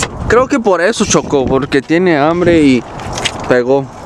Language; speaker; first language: Spanish; early bilingual, heritage; Spanish